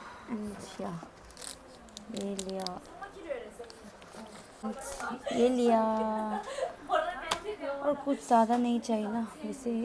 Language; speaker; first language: Hindi; non-native, local second language; Tibetan